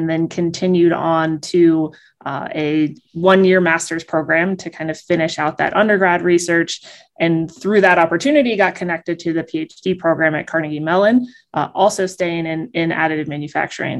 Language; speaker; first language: English; native; English